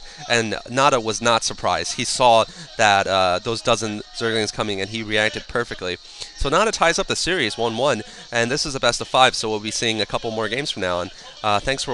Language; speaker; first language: English; native; English